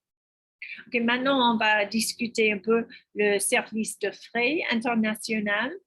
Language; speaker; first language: French; non-native, fluent; English